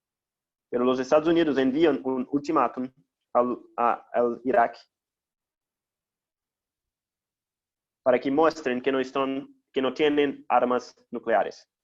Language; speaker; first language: Spanish; non-native, fluent; Portuguese